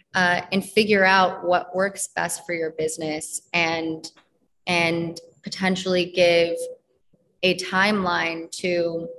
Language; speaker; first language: English; native; English